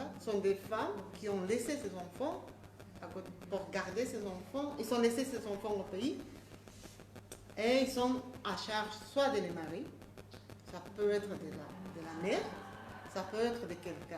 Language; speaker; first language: French; non-native, fluent; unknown